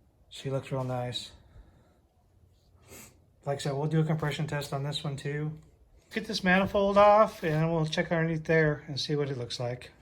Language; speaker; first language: English; native; English